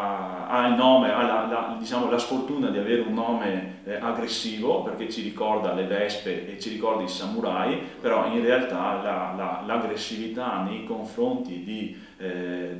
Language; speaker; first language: Italian; native; Italian